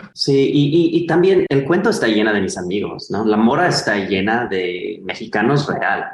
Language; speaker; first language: Spanish; non-native, fluent; English